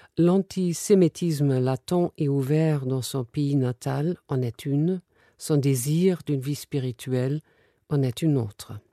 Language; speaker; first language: French; non-native, fluent; German